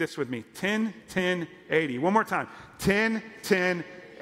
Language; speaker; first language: English; native; English